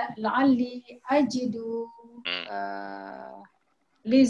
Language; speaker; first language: Arabic; non-native, learner; Malay